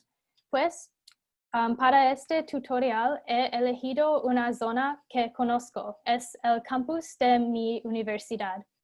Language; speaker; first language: Spanish; non-native, fluent; English